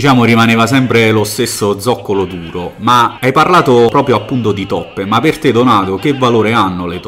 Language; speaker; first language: Italian; native; Italian